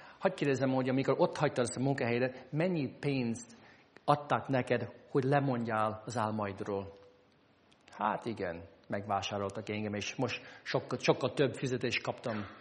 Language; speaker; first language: Hungarian; non-native, fluent; English